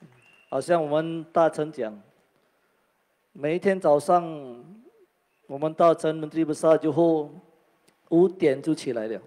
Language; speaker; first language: Chinese; non-native, local second language; Malay